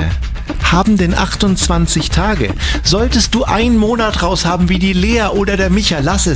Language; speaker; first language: German; native; German